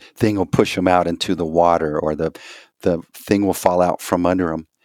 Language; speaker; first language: English; native; English